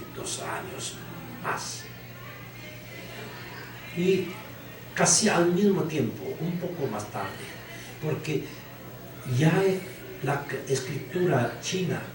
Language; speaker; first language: Spanish; non-native, learner; Chinese